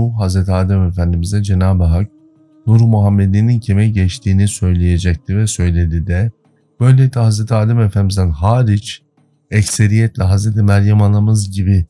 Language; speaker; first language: Turkish; native; Turkish